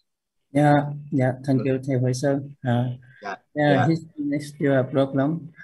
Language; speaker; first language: English; non-native, learner; Vietnamese